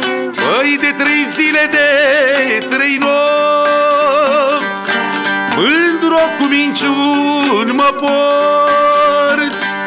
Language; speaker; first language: Romanian; native; Romanian